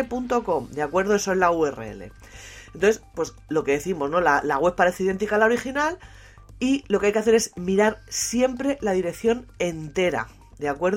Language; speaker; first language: Spanish; native; Spanish